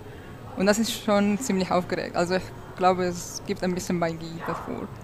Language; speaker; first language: German; non-native, local second language; Italian